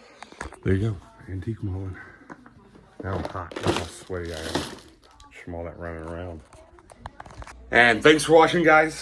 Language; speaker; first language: English; native; English